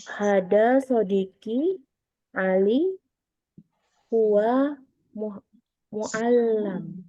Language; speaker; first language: Arabic; non-native, learner; Indonesian